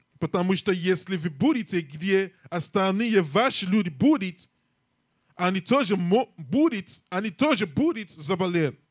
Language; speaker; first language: Russian; non-native, learner; English